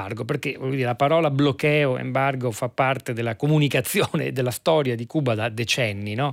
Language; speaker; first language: Italian; native; Italian